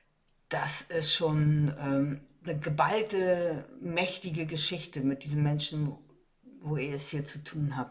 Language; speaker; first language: German; native; German